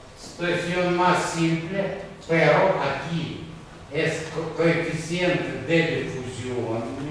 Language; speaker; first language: Spanish; non-native, fluent; Russian